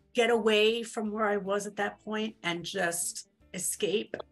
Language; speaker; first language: English; native; English